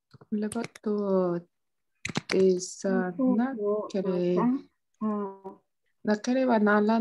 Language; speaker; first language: Japanese; non-native, learner; Chinese